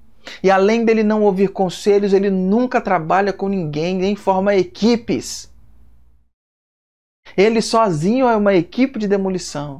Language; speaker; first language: Portuguese; native; Portuguese